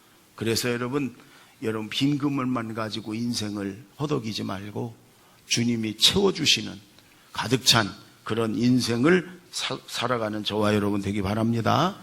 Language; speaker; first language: Korean; native; Korean